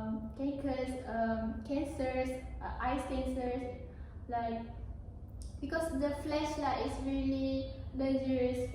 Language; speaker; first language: English; non-native, learner; Malay